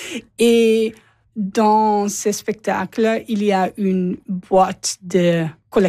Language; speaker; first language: French; non-native, learner; English